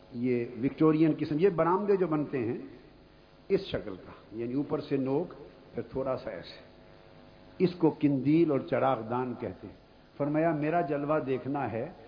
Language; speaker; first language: Urdu; non-native, local second language; Punjabi